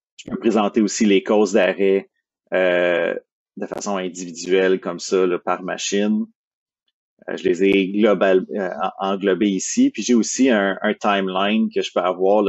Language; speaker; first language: French; native; French